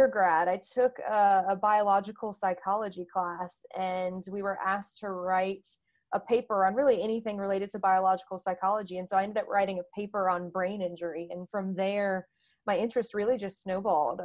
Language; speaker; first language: English; native; English